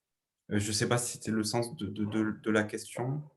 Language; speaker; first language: French; native; French